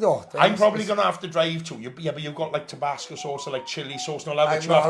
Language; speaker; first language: English; native; English